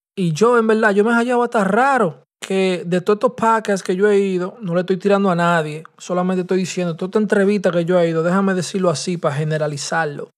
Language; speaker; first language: Spanish; early bilingual, heritage; Spanish